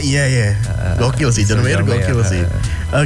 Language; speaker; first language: Indonesian; native; Indonesian